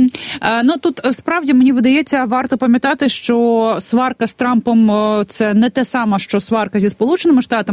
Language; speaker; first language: Ukrainian; native; Ukrainian